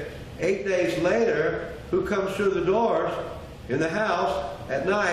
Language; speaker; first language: English; native; English